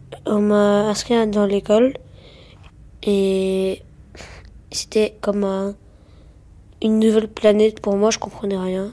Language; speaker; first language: French; early bilingual, other home language; Ukrainian